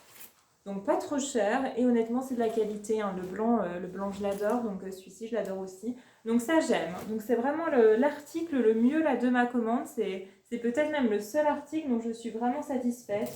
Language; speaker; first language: French; native; French